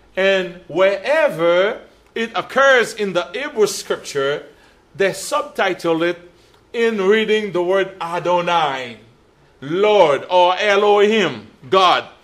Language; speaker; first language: English; non-native, fluent; Haitian Creole